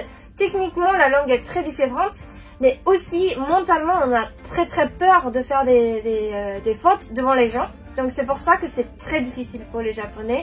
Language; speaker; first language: French; non-native, fluent; Japanese